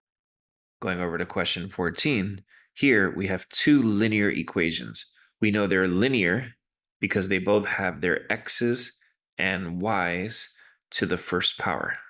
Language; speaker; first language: English; native; English